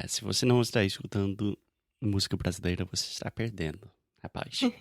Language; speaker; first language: Portuguese; non-native, fluent; English